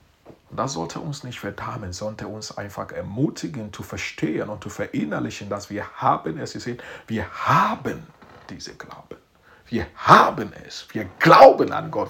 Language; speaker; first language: German; non-native, fluent; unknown